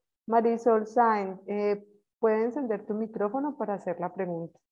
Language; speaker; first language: Spanish; native; Spanish